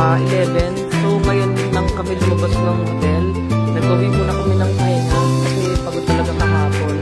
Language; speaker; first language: Filipino; native; Filipino